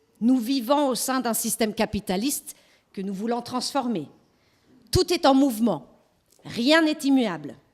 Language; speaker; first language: French; non-native, fluent; German